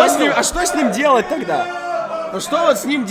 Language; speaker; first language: Russian; native; Russian